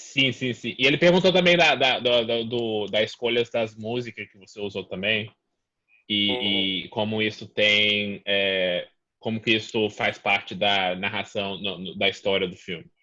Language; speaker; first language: Portuguese; early bilingual, heritage; Portuguese